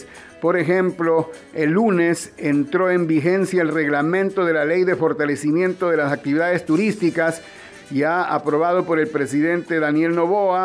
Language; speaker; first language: Spanish; native; Spanish